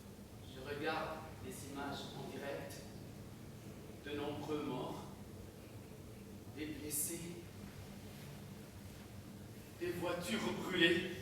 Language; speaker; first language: French; non-native, local second language; Arabic